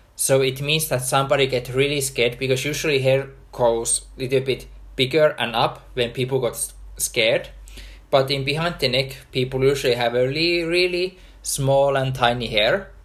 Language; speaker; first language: English; non-native, fluent; Finnish